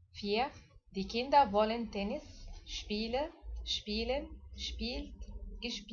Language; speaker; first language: German; non-native, fluent; Arabic